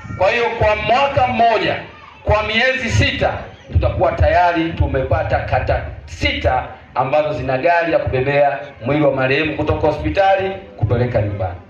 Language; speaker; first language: Swahili; native; Swahili